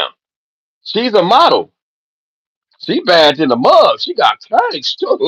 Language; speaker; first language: English; native; English